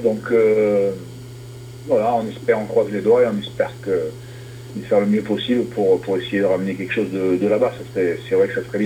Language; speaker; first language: French; native; French